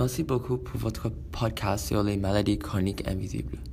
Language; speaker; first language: French; non-native, learner; English